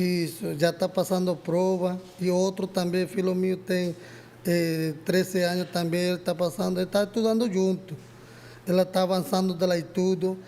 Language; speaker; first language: Portuguese; non-native, learner; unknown